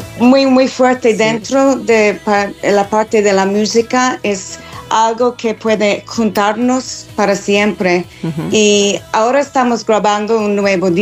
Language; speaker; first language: Spanish; non-native, learner; English